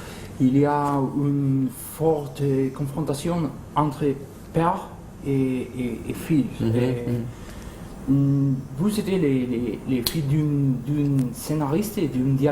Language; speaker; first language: French; non-native, fluent; Spanish